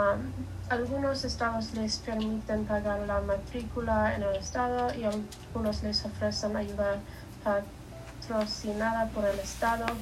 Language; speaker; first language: Spanish; non-native, learner; English